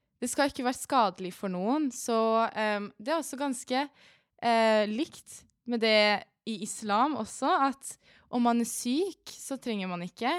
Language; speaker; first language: Norwegian; early bilingual, other home language; Persian